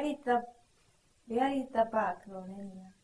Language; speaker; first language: English; non-native, learner; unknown